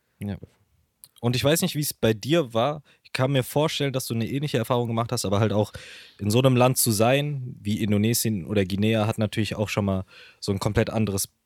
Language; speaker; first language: German; early bilingual, other home language; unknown